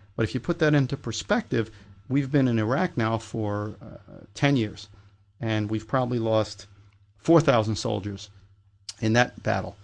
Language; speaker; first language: English; native; English